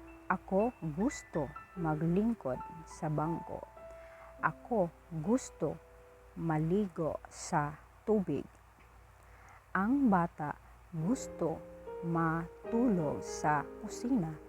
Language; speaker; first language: Cebuano; non-native, learner; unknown